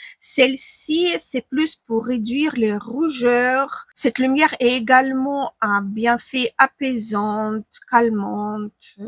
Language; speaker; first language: French; non-native, fluent; Ukrainian